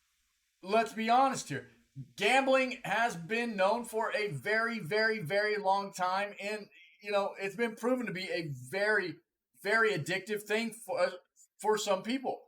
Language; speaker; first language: English; native; English